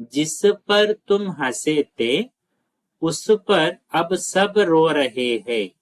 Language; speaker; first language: Hindi; non-native, local second language; Telugu